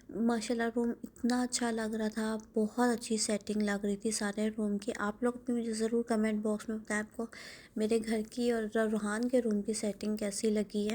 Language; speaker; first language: Urdu; native; Urdu